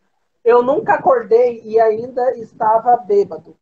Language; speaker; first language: Portuguese; native; Portuguese